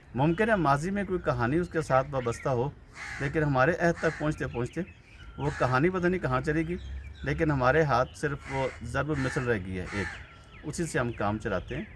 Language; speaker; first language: Urdu; native; Urdu